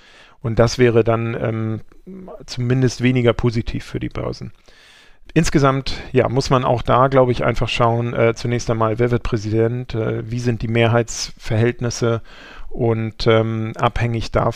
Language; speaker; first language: German; native; German